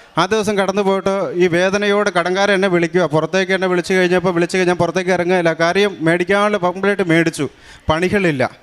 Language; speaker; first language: Malayalam; non-native, local second language; Tamil